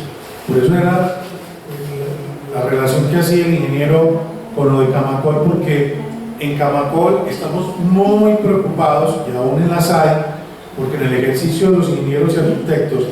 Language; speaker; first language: Spanish; native; Spanish